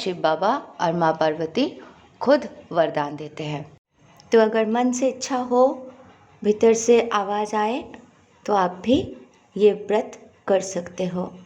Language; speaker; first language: Hindi; non-native, local second language; Bangla